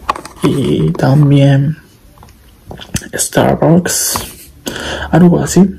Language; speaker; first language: Spanish; non-native, learner; Japanese